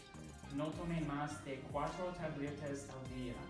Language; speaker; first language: Spanish; non-native, learner; English